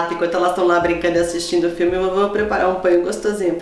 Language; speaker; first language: Portuguese; native; Portuguese